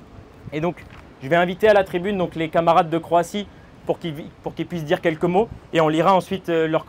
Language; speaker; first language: French; native; French